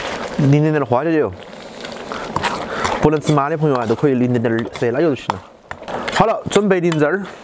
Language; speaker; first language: Chinese; native; Chinese